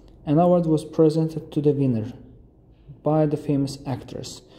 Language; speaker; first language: English; non-native, fluent; Azerbaijani